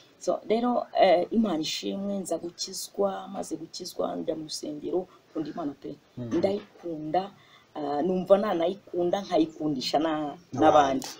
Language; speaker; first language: Kinyarwanda; non-native, fluent; Swahili